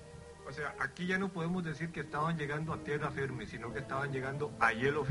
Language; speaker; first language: Spanish; native; Spanish